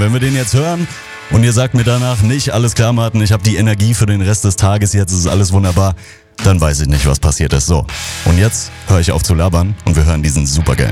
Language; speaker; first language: German; native; German